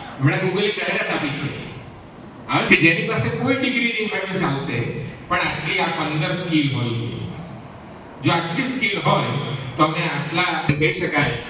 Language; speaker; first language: Gujarati; native; Gujarati